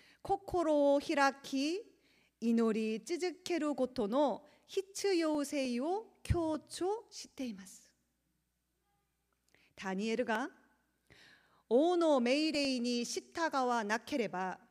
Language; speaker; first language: Japanese; non-native, learner; Korean